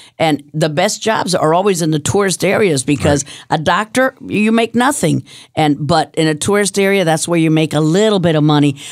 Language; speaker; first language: English; early bilingual, other home language; Spanish